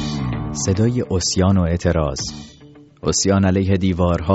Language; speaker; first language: Persian; native; Persian